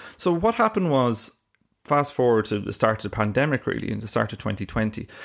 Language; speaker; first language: English; native; English